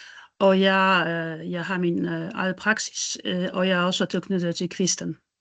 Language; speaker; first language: Danish; non-native, fluent; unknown